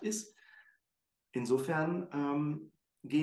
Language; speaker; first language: German; native; German